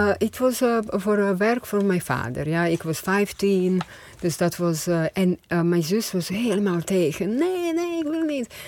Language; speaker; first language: Dutch; non-native, fluent; Croatian